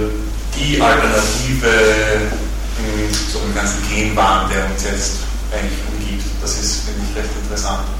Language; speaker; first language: German; native; German